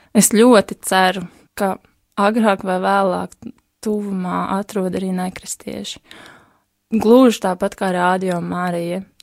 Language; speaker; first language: Latvian; native; Latvian